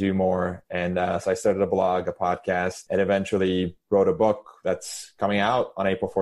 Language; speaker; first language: English; non-native, fluent; Turkish